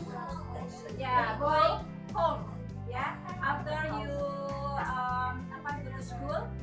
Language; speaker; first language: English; non-native, learner; Indonesian